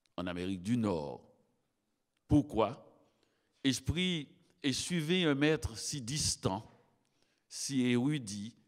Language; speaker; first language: French; native; French